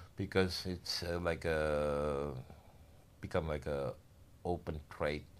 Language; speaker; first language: English; non-native, learner; Indonesian